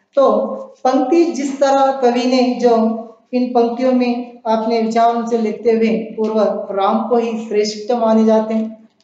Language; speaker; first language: Hindi; non-native, local second language; Kannada